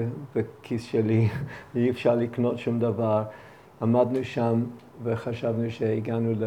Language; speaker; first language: Hebrew; non-native, fluent; English